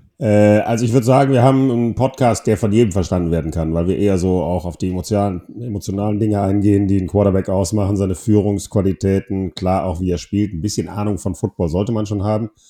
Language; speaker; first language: German; non-native, fluent; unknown